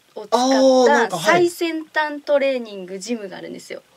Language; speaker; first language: Japanese; native; Japanese